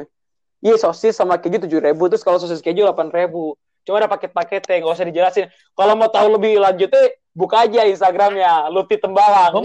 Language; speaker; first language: Indonesian; native; Indonesian